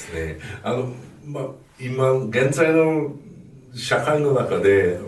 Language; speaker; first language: Japanese; non-native, fluent; Hungarian